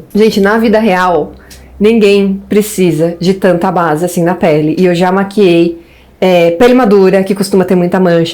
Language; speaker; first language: Portuguese; native; Portuguese